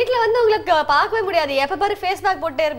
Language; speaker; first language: Tamil; native; Tamil